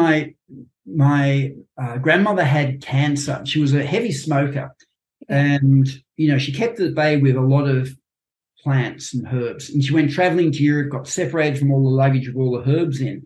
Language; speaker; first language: English; native; English